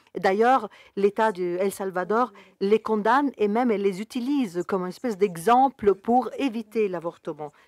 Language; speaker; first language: French; non-native, fluent; Spanish